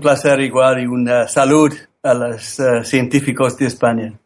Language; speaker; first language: Spanish; non-native, learner; English